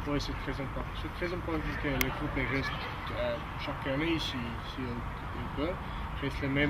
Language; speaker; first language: French; non-native, learner; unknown